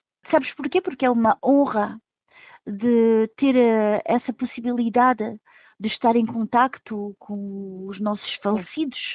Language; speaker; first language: Portuguese; early bilingual, heritage; Portuguese